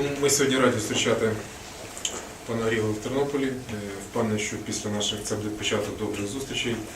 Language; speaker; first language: Ukrainian; native; Ukrainian